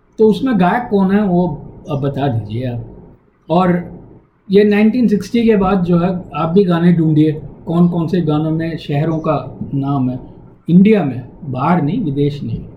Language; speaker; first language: Hindi; non-native, local second language; Tamil